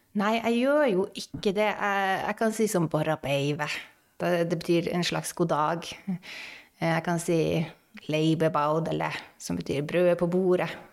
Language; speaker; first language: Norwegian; native; Norwegian